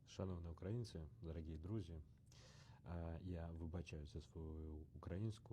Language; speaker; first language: Ukrainian; non-native, learner; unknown